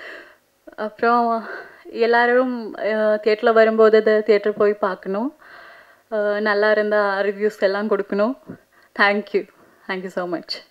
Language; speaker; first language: Tamil; non-native, fluent; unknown